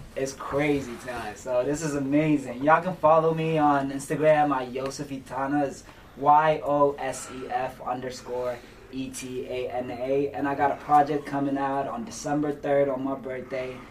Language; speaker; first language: English; early bilingual, other home language; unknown